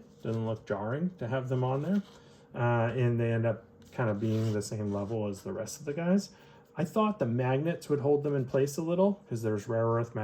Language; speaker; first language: English; native; English